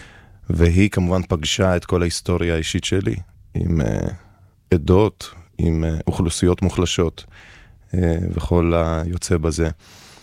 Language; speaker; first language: Hebrew; early bilingual, other home language; Russian